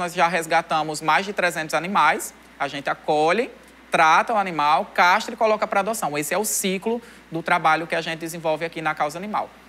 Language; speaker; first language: Portuguese; native; Portuguese